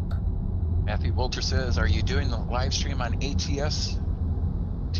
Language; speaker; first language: English; native; English